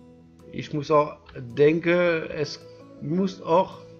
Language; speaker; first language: German; non-native, learner; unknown